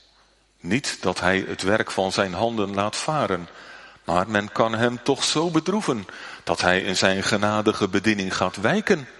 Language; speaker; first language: Dutch; native; Dutch